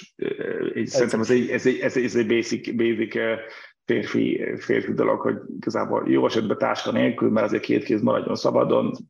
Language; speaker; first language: Hungarian; native; Hungarian